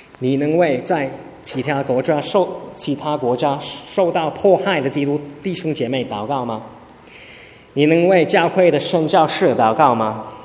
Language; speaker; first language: Chinese; early bilingual, heritage; Chinese